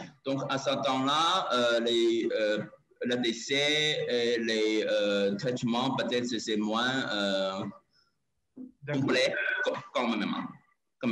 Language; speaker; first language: French; non-native, learner; Chinese